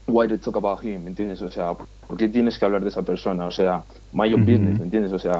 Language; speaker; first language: Spanish; native; Spanish